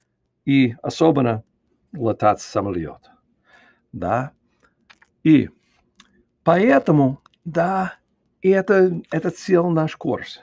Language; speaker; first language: Russian; non-native, learner; English